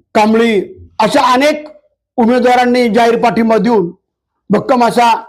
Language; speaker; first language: Marathi; native; Marathi